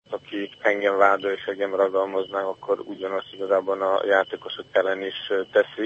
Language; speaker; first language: Hungarian; non-native, fluent; Serbian